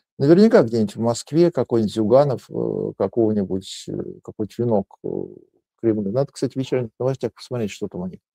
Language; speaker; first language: Russian; native; Russian